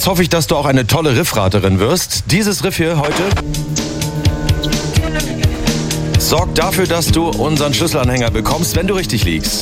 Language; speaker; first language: German; native; German